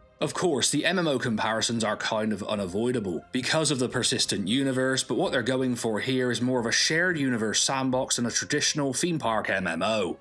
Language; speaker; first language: English; native; English